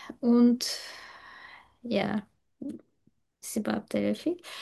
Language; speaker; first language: German; non-native, learner; Turkish